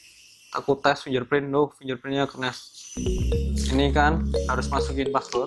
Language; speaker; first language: Indonesian; native; Indonesian